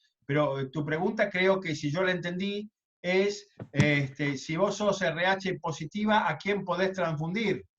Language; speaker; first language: Spanish; native; Spanish